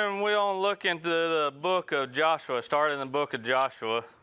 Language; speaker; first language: English; native; English